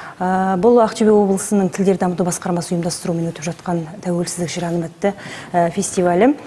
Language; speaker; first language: Kazakh; native; Kazakh